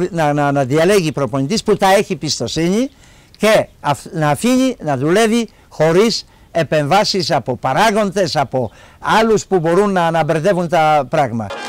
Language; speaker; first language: Greek; non-native, fluent; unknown